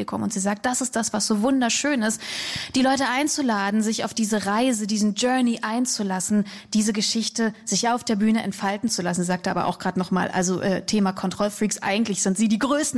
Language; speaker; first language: German; native; German